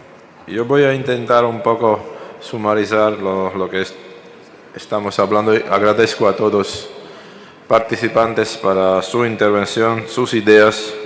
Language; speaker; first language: Spanish; non-native, fluent; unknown